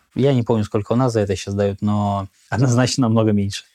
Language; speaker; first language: Russian; native; Russian